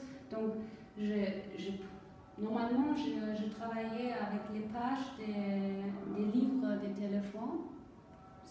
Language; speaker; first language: French; non-native, fluent; German